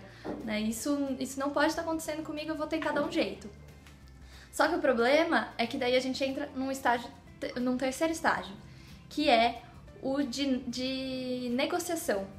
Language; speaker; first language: Portuguese; native; Portuguese